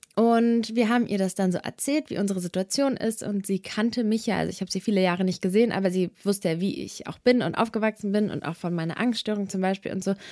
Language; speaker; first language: German; early bilingual, other home language; Serbian